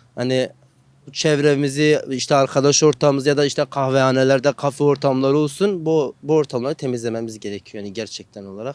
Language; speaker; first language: Turkish; non-native, local second language; Kurdish